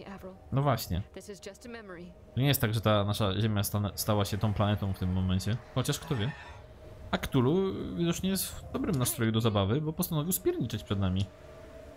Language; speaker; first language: Polish; native; Polish